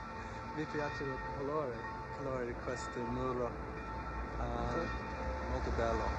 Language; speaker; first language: Italian; non-native, learner; English